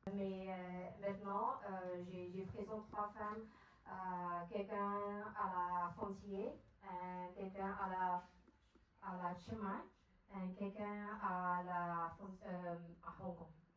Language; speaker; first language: French; non-native, learner; Burmese